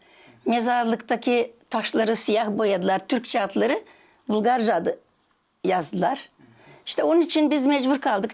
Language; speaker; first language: Turkish; early bilingual, heritage; Turkish